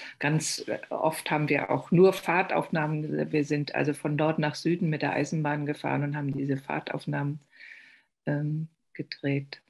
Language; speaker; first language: German; native; German